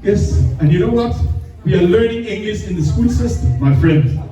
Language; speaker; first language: English; non-native, fluent; Danish